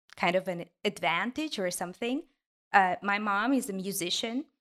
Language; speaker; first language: English; non-native, fluent; Ukrainian